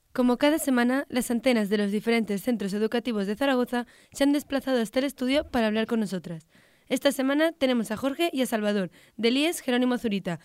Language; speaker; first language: Spanish; native; Spanish